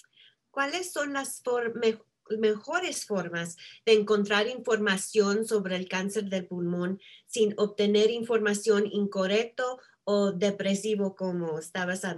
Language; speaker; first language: Spanish; early bilingual, heritage; Spanish